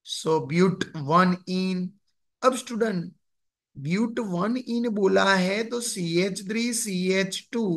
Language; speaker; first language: Hindi; non-native, local second language; Gujarati